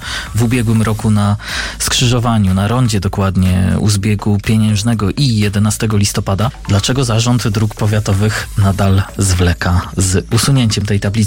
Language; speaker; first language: Polish; native; Polish